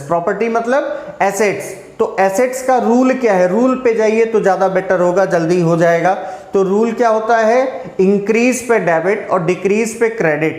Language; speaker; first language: Hindi; native; Hindi